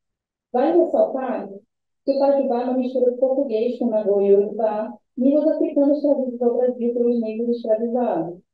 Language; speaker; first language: Portuguese; native; Portuguese